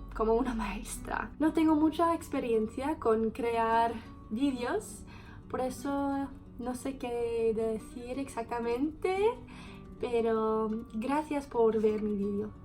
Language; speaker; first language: Spanish; non-native, fluent; English